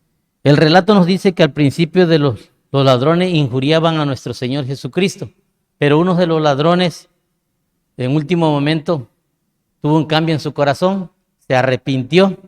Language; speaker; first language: Spanish; native; Spanish